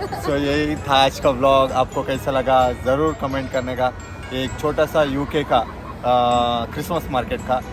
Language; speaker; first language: Hindi; non-native, local second language; Kannada